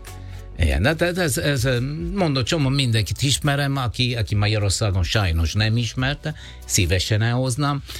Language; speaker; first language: Hungarian; non-native, learner; Italian